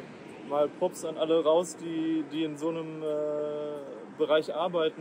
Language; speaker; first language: German; native; German